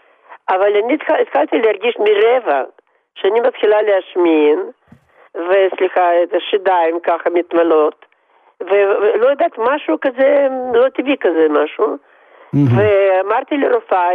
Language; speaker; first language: Hebrew; non-native, fluent; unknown